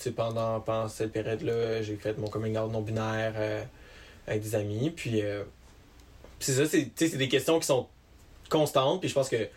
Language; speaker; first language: French; native; French